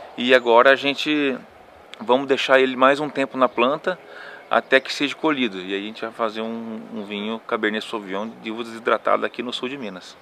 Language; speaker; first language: Portuguese; native; Portuguese